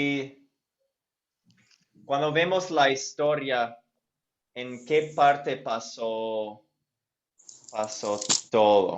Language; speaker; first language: Spanish; non-native, fluent; English